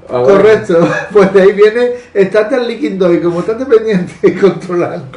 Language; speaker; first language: Spanish; native; Spanish